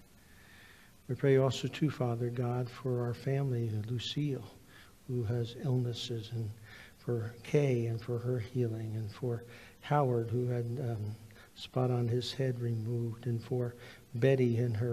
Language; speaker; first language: English; native; English